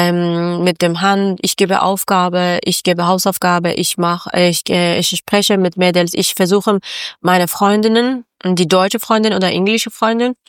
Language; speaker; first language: German; non-native, learner; Persian